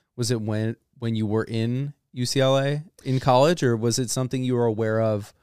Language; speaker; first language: English; early bilingual, other home language; Italian